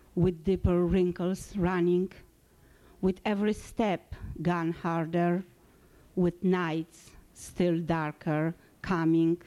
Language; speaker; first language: English; non-native, fluent; Polish